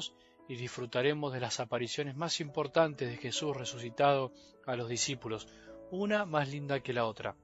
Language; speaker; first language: Spanish; native; Spanish